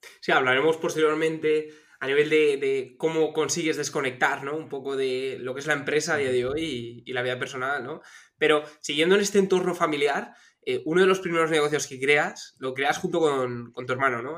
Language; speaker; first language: Spanish; native; Spanish